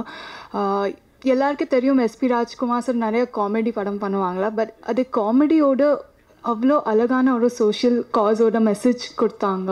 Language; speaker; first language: Tamil; non-native, learner; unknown